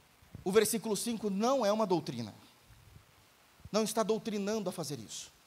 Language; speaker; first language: Portuguese; native; Portuguese